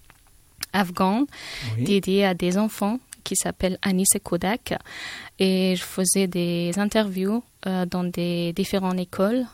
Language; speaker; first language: French; non-native, fluent; Persian